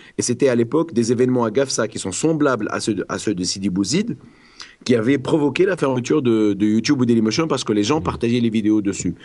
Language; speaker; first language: French; non-native, local second language; Arabic